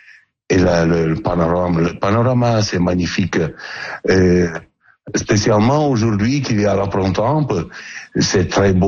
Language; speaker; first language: French; non-native, learner; Italian